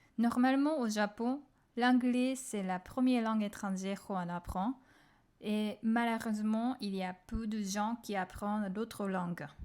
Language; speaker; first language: French; non-native, fluent; Japanese